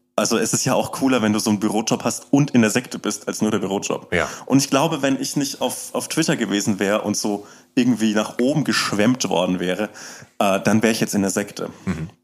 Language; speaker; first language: German; native; German